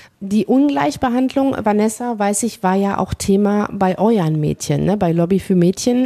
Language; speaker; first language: German; native; German